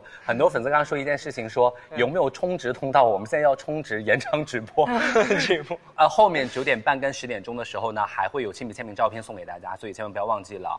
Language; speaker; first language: Chinese; native; Chinese